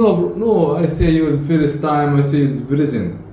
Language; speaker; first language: English; non-native, learner; Arabic